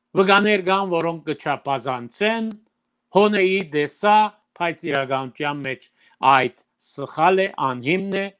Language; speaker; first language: Armenian; early bilingual, heritage; Armenian